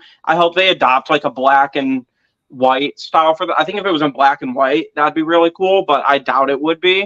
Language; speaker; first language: English; native; English